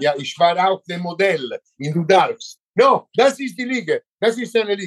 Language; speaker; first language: German; non-native, learner; Italian